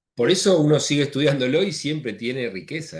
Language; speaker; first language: Spanish; native; Spanish